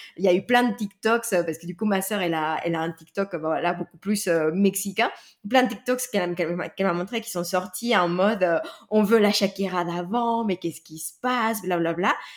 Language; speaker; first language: French; non-native, fluent; Spanish